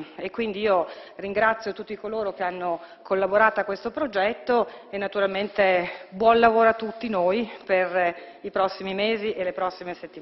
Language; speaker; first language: Italian; native; Italian